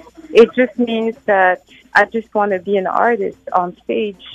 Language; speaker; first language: English; non-native, fluent; French